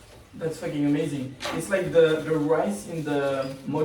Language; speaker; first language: English; non-native, fluent; French